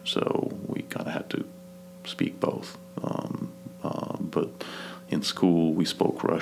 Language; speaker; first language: English; non-native, fluent; Kazakh